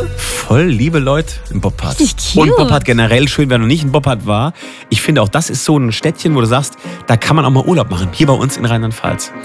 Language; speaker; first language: German; native; German